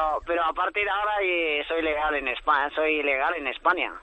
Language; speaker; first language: Spanish; early bilingual, other home language; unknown